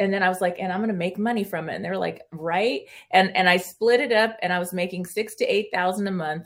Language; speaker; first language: English; early bilingual, other home language; Spanish